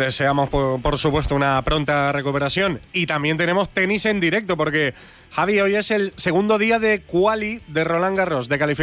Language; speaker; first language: Spanish; native; Spanish